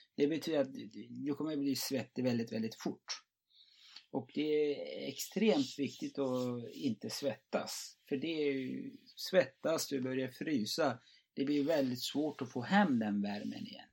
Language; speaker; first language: Swedish; non-native, fluent; Turkish